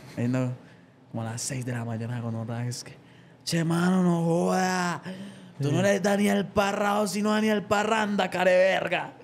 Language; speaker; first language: Spanish; native; Spanish